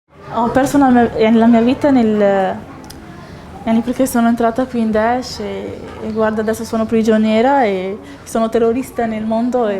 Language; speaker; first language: Italian; early bilingual, other home language; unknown